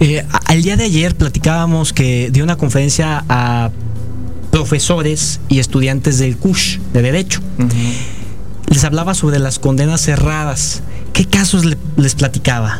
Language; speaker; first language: Spanish; native; Spanish